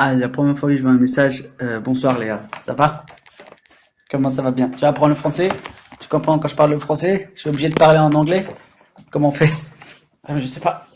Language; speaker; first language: French; native; French